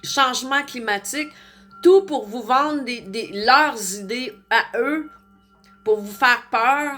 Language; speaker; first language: French; native; French